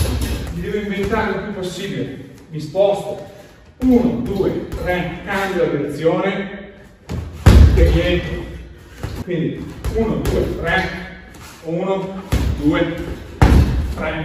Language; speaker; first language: Italian; native; Italian